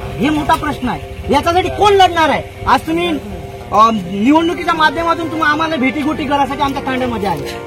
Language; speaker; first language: Marathi; non-native, local second language; Lambadi